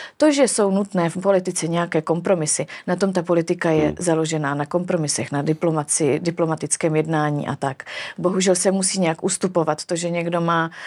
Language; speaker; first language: Czech; native; Czech